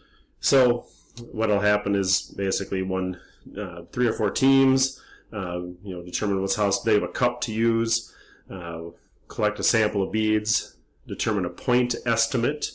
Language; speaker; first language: English; native; English